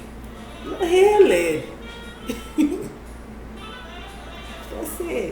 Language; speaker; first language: English; native; English